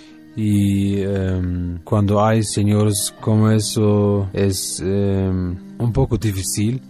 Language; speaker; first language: Spanish; non-native, learner; German